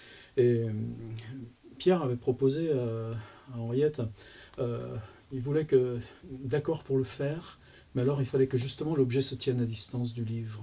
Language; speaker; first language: French; native; French